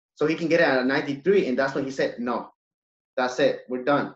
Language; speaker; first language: English; early bilingual, other home language; Spanish